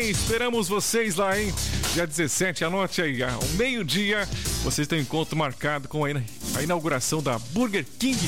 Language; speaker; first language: Portuguese; native; Portuguese